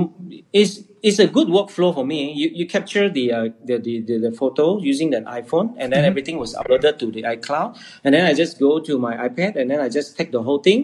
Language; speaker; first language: English; non-native, local second language; Hakka Chinese